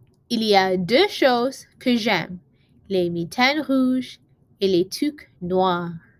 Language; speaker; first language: French; non-native, learner; English